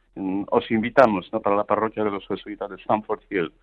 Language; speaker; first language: Spanish; non-native, fluent; Polish